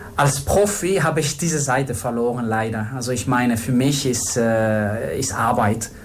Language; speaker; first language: German; non-native, fluent; Spanish